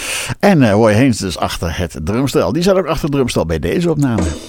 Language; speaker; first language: Dutch; native; Dutch